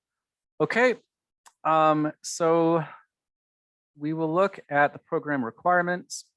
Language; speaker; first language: English; native; English